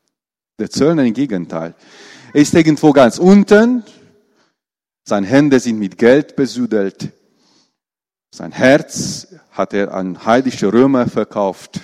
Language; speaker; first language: German; non-native, fluent; Romanian